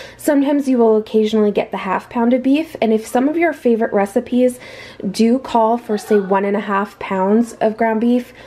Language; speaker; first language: English; native; English